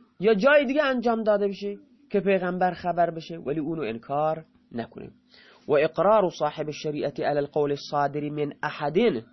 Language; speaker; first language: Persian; non-native, local second language; Baluchi